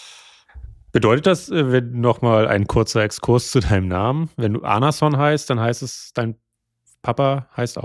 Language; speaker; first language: German; native; German